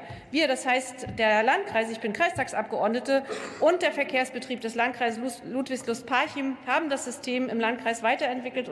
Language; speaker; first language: German; native; German